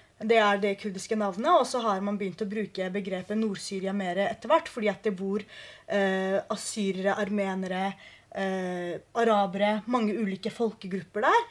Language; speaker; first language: Norwegian; early bilingual, other home language; Kurdish